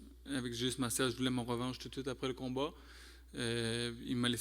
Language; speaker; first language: French; native; French